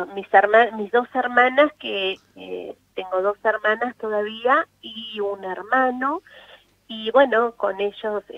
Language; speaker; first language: Spanish; non-native, local second language; Afrikaans